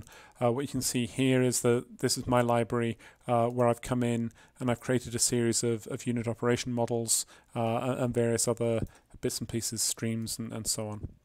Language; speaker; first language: English; native; English